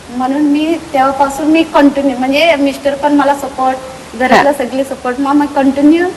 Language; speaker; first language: Marathi; non-native, local second language; Telugu